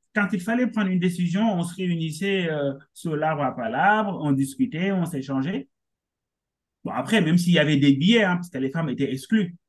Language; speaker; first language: French; non-native, local second language; Wolof